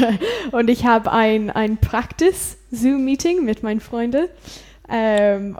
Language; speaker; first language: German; non-native, learner; English